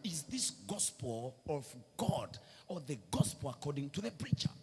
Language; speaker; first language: English; non-native, local second language; Swahili